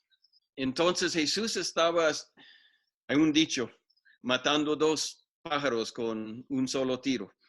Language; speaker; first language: Spanish; non-native, fluent; English